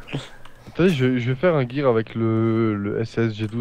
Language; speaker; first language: French; native; French